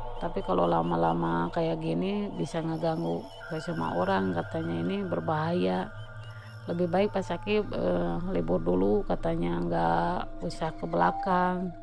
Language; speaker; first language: Indonesian; non-native, local second language; Sundanese